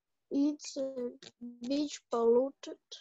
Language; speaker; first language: English; non-native, learner; Russian